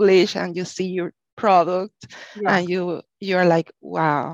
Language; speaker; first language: English; non-native, fluent; Spanish